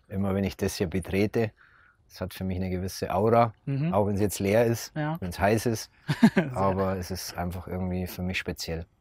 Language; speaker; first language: German; native; German